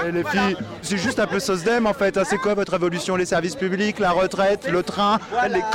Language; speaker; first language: French; native; French